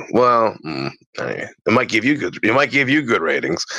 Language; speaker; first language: English; early bilingual, other home language; Italian